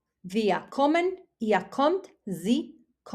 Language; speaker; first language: German; non-native, fluent; Spanish